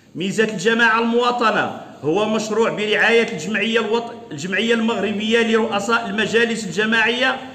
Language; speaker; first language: Arabic; non-native, local second language; Riffian